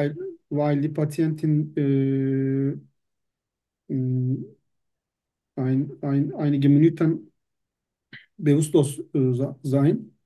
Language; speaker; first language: German; non-native, learner; Turkish